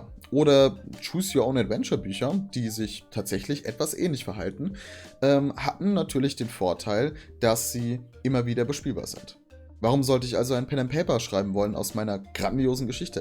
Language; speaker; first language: German; native; German